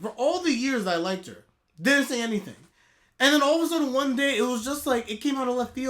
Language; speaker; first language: English; native; English